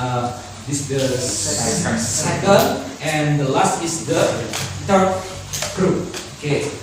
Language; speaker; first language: English; non-native, learner; Indonesian